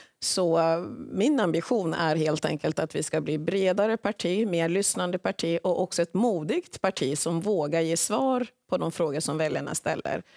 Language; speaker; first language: Swedish; early bilingual, other home language; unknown